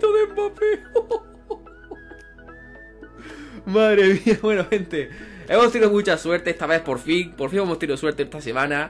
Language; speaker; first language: Spanish; native; Spanish